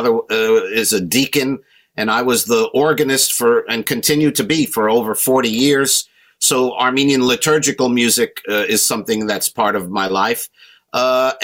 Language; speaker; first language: English; native; English